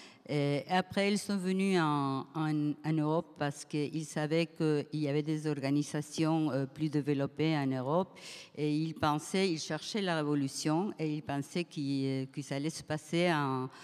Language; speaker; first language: French; non-native, fluent; Spanish